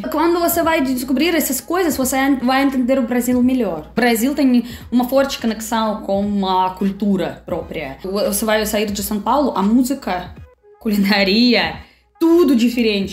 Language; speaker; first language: Portuguese; non-native, learner; Russian